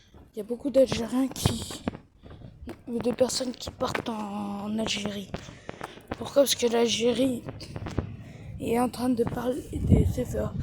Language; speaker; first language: French; early bilingual, other home language; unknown